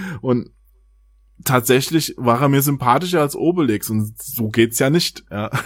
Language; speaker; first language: German; native; German